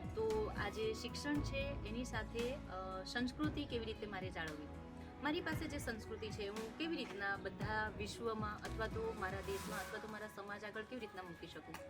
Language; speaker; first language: Gujarati; non-native, local second language; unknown